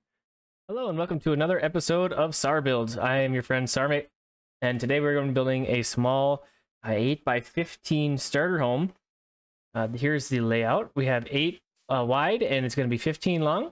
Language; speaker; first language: English; native; English